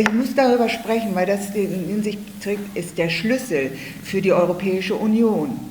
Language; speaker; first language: German; native; German